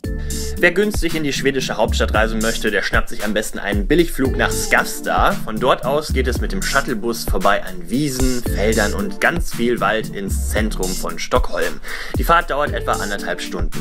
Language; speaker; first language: German; native; German